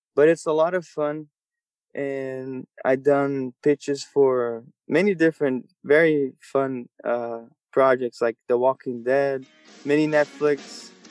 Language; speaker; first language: English; non-native, fluent; Portuguese